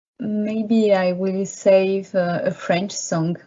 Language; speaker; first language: English; non-native, learner; French